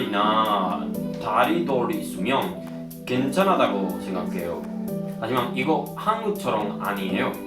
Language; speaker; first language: Korean; non-native, learner; Spanish